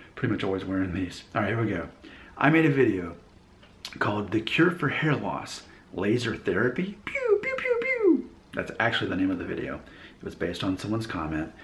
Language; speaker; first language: English; native; English